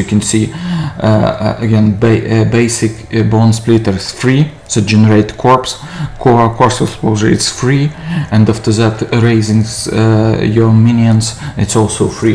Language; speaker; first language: English; non-native, fluent; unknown